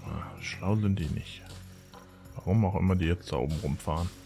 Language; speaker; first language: German; native; German